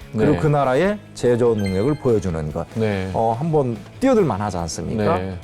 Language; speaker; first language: Korean; native; Korean